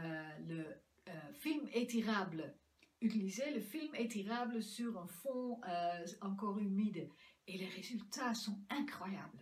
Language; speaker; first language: French; non-native, fluent; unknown